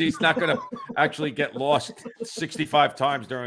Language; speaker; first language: English; native; English